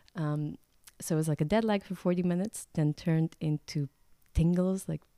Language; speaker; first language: English; non-native, fluent; Croatian